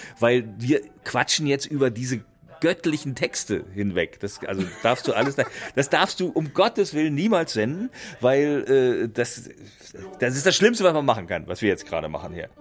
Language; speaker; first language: German; native; German